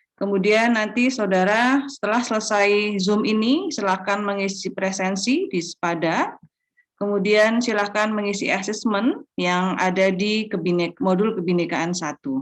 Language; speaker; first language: Indonesian; native; Indonesian